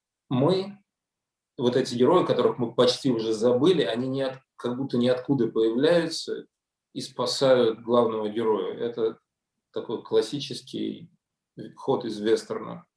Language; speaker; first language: Russian; native; Russian